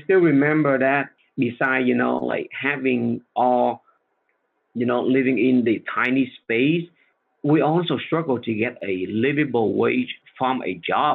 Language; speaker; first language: English; non-native, fluent; Vietnamese